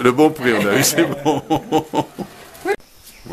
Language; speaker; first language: French; native; French